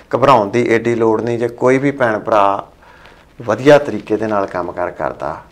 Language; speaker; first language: Punjabi; native; Punjabi